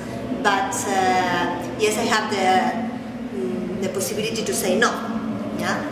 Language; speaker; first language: English; non-native, learner; Spanish